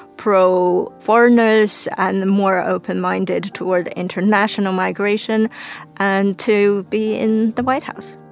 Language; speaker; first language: English; non-native, fluent; Chinese